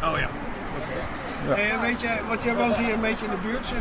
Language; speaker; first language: Dutch; native; Dutch